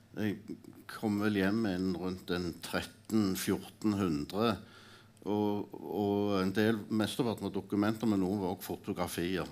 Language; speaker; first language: Norwegian; native; Norwegian